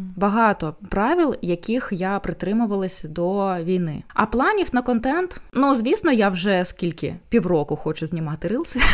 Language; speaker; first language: Ukrainian; non-native, local second language; Russian